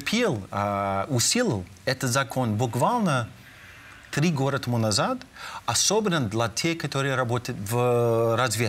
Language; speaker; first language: Russian; non-native, fluent; English